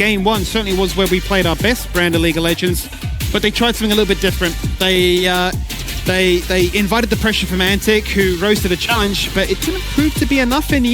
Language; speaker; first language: English; native; English